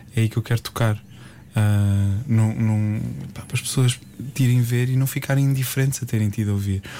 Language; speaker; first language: Portuguese; native; Portuguese